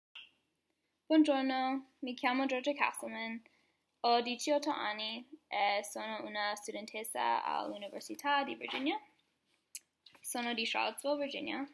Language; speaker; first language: Italian; non-native, learner; English